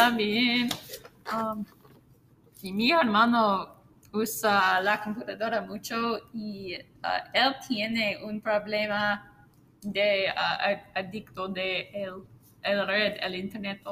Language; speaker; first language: Spanish; non-native, learner; English